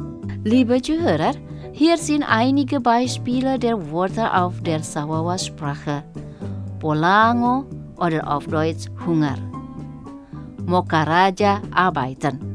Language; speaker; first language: German; non-native, fluent; Indonesian